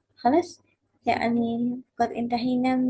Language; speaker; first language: Arabic; non-native, fluent; Indonesian